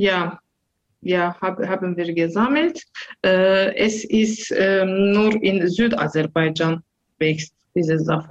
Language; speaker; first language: German; non-native, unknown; Azerbaijani